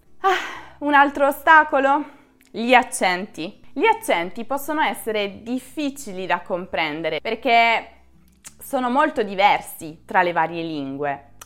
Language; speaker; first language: Italian; native; Italian